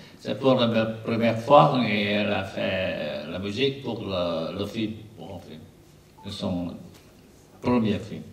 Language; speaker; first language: French; non-native, learner; Vietnamese